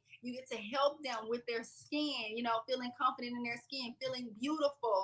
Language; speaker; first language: English; native; English